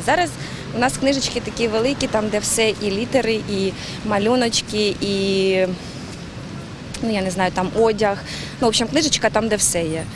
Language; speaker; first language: Ukrainian; native; Ukrainian